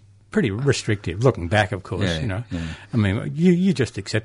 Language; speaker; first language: English; native; English